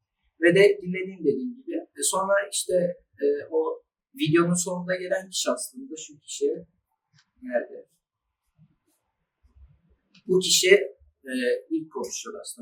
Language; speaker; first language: Turkish; early bilingual, other home language; Arabic